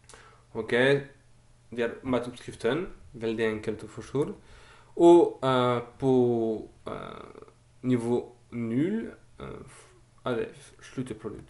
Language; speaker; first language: Norwegian; non-native, fluent; French